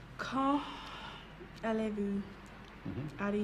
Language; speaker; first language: French; non-native, learner; English